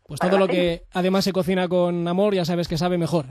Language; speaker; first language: Spanish; native; Spanish